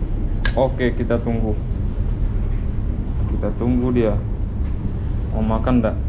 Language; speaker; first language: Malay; non-native, local second language; Javanese